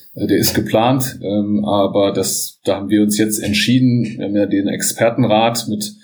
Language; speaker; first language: German; native; German